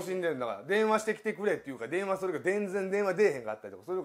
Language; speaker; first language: Japanese; native; Japanese